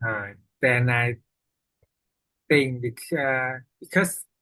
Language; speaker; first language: English; non-native, learner; Vietnamese